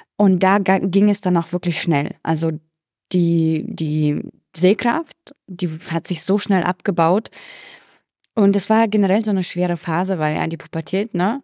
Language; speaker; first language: German; early bilingual, other home language; Russian